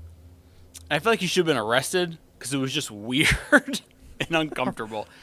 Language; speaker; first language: English; native; English